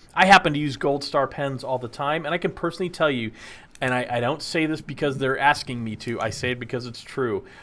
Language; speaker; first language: English; native; English